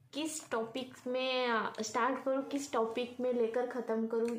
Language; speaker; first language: Hindi; non-native, local second language; Odia